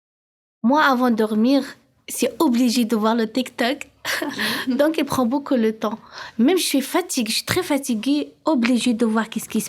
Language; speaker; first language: French; non-native, learner; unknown